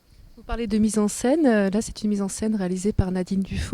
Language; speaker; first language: French; native; French